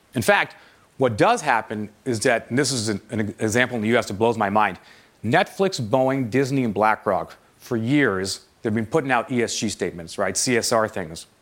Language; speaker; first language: English; native; English